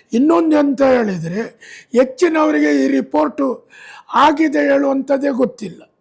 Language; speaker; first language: Kannada; native; Kannada